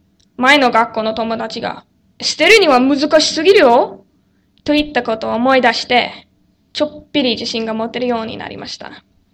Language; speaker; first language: Japanese; non-native, learner; English